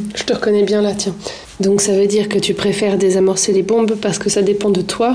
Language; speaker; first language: French; native; French